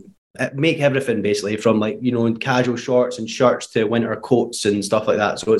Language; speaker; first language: English; native; English